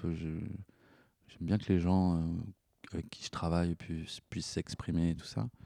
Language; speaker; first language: French; native; French